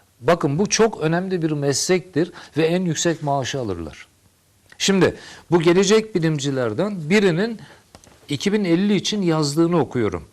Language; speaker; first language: Turkish; native; Turkish